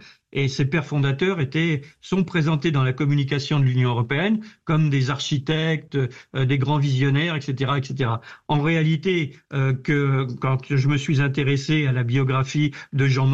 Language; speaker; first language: French; native; French